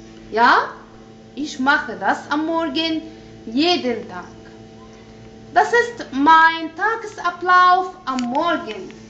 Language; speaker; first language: German; non-native, fluent; Arabic